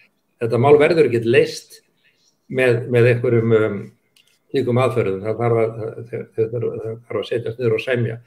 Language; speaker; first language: Icelandic; native; Icelandic